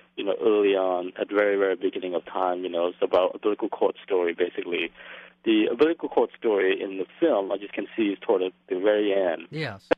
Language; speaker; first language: English; non-native, fluent; Lao